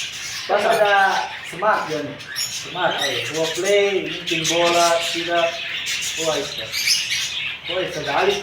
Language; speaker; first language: Arabic; non-native, learner; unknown